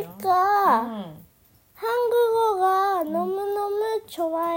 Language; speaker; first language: Korean; early bilingual, heritage; Japanese